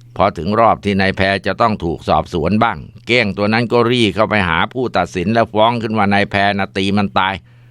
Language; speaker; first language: Thai; native; Thai